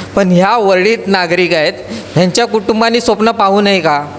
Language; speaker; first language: Marathi; native; Marathi